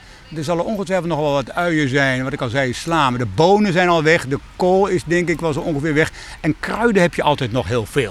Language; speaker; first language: Dutch; native; Dutch